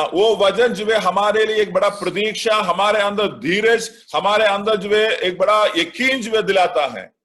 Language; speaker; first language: Hindi; non-native, local second language; Malayalam